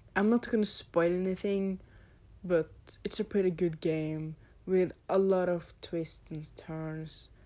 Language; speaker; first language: English; non-native, fluent; Norwegian